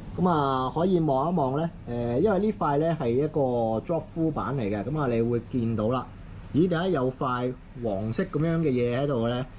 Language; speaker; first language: Cantonese; native; Cantonese